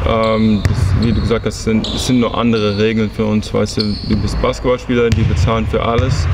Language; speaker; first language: German; early bilingual, heritage; English